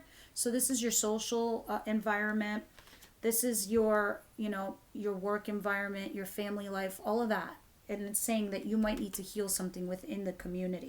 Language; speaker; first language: English; native; English